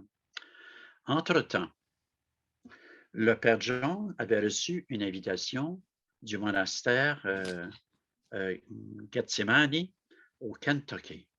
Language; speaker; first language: French; native; French